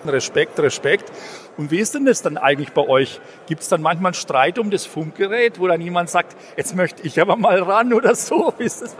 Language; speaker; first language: German; native; German